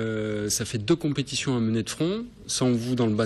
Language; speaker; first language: French; native; French